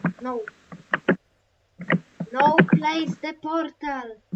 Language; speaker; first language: English; non-native, learner; Polish